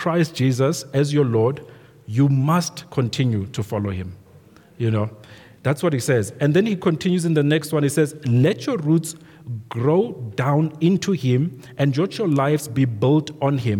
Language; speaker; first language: English; non-native, local second language; Venda